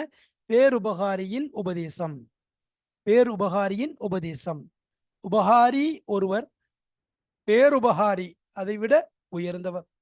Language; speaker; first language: Tamil; native; Tamil